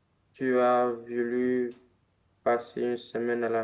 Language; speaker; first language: French; non-native, learner; Romanian